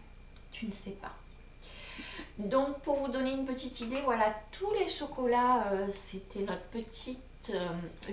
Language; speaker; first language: French; native; French